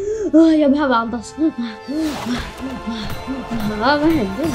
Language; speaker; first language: Swedish; non-native, learner; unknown